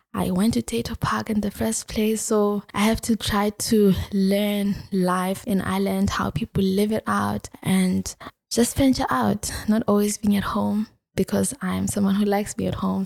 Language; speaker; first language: English; non-native, local second language; Tswana